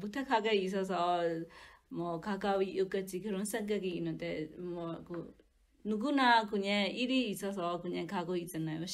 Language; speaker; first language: Korean; non-native, learner; Burmese